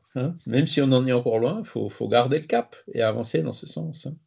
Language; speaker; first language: French; native; French